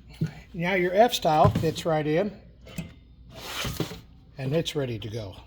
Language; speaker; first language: English; native; English